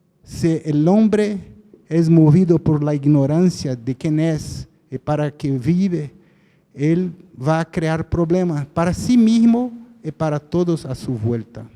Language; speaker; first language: Spanish; non-native, fluent; Portuguese